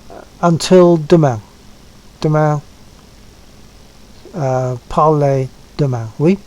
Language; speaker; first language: French; non-native, learner; English